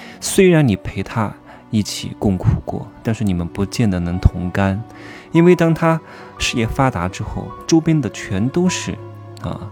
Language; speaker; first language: Chinese; native; Chinese